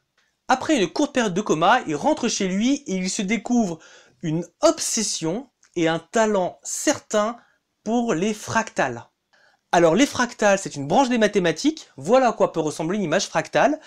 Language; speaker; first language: French; native; French